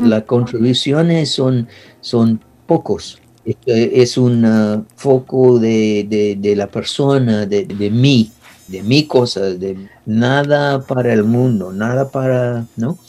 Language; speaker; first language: Spanish; non-native, learner; English